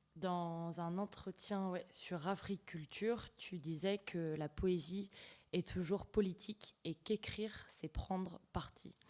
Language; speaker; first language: French; native; French